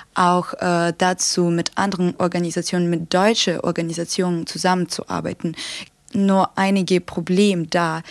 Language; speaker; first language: German; non-native, fluent; Ukrainian